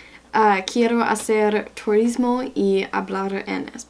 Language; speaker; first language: Spanish; non-native, learner; English